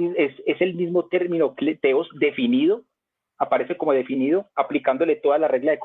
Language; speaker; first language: Spanish; native; Spanish